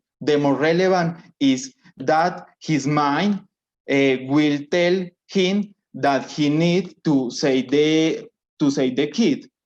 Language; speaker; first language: English; non-native, learner; Spanish